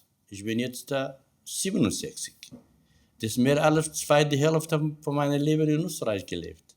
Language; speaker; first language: German; non-native, learner; Kurdish